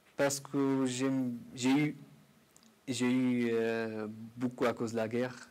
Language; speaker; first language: French; non-native, learner; Arabic